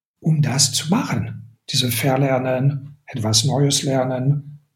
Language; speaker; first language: German; non-native, fluent; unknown